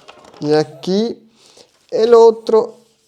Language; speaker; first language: Spanish; non-native, learner; German